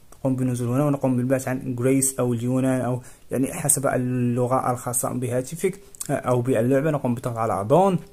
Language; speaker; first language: Arabic; native; Arabic